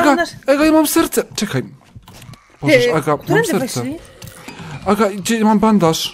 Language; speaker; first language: Polish; native; Polish